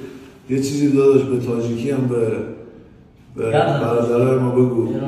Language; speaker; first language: Persian; native; Persian